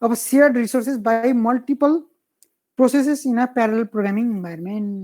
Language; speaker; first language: English; non-native, local second language; Nepali